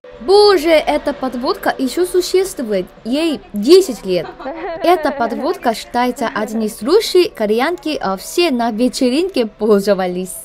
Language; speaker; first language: Russian; non-native, learner; Korean